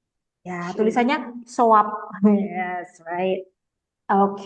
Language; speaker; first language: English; non-native, fluent; Indonesian